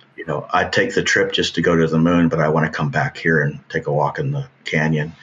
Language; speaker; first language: English; native; English